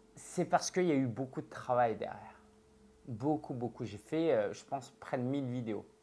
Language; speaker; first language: French; early bilingual, other home language; Chinese